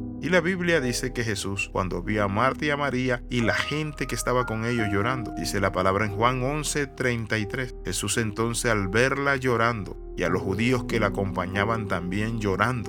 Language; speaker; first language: Spanish; native; Spanish